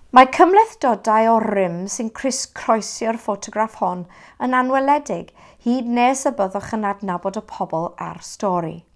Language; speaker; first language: Welsh; non-native, local second language; English